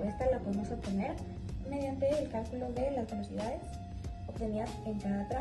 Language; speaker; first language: Spanish; native; Spanish